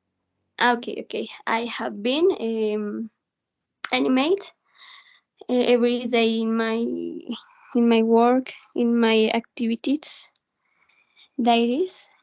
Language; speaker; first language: English; non-native, learner; Spanish